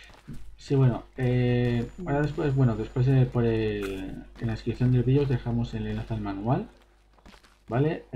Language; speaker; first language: Spanish; native; Spanish